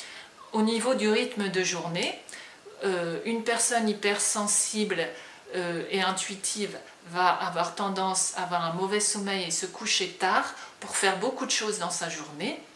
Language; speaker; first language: French; native; French